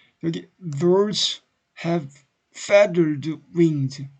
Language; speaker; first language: English; non-native, fluent; Korean